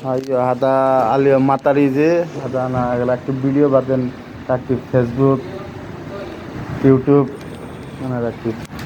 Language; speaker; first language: Arabic; non-native, learner; Bangla